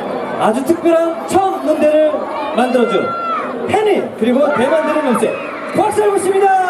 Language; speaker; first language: Korean; native; Korean